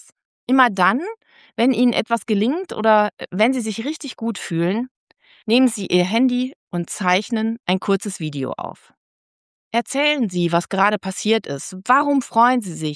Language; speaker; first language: German; native; German